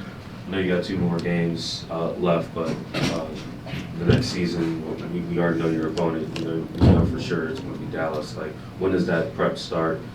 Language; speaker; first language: English; native; English